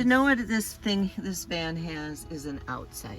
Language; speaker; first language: English; native; English